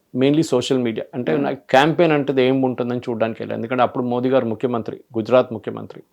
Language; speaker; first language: Telugu; early bilingual, other home language; Malayalam